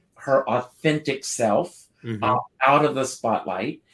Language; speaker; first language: English; native; English